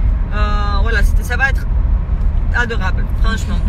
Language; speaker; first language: French; non-native, fluent; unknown